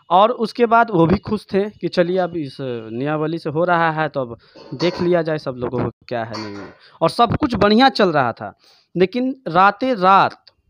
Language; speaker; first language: Hindi; native; Hindi